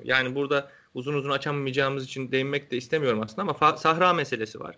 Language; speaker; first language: Turkish; native; Turkish